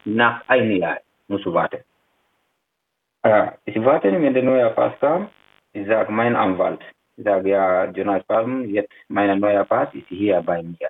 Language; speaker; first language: German; non-native, learner; Fula